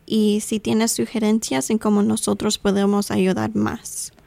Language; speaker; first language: Spanish; non-native, fluent; English